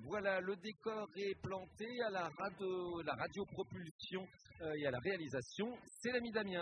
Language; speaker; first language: French; native; French